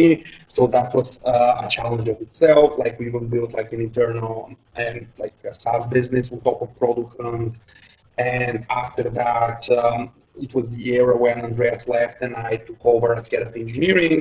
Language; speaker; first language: English; non-native, fluent; Bulgarian